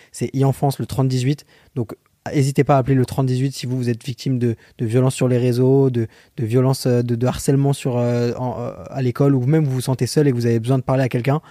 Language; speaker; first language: French; native; French